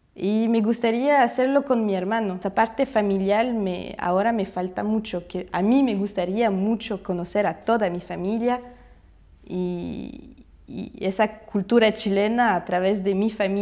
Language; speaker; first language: Spanish; non-native, fluent; Russian